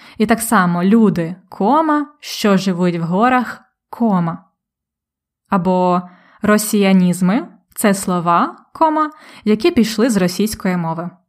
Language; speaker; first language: Ukrainian; native; Ukrainian